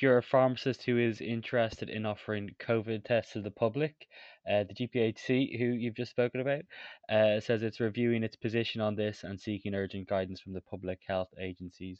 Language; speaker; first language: English; native; English